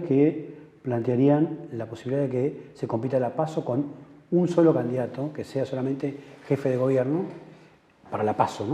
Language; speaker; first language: Spanish; native; Spanish